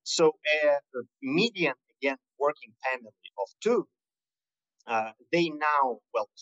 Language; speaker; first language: English; non-native, fluent; Russian